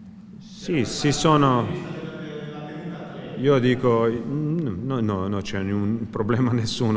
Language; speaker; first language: Italian; non-native, fluent; Croatian